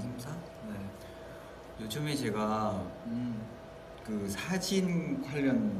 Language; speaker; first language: Korean; non-native, fluent; Vietnamese